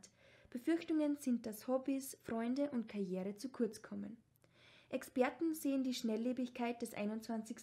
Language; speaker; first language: German; native; German